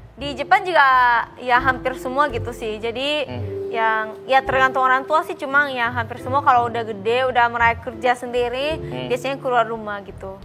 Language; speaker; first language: Indonesian; non-native, fluent; Japanese